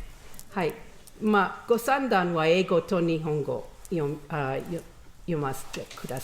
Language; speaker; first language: Japanese; non-native, learner; English